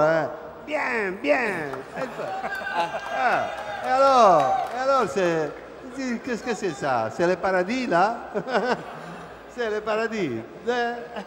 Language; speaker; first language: French; non-native, fluent; Italian